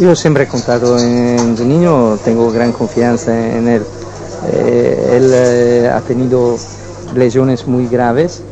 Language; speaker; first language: Spanish; non-native, fluent; Italian